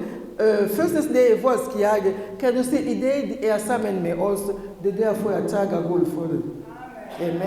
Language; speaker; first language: Danish; non-native, learner; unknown